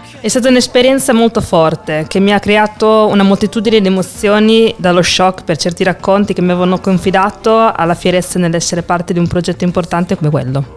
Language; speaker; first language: Italian; native; Italian